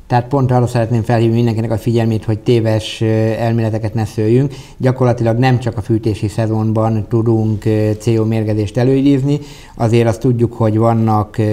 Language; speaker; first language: Hungarian; native; Hungarian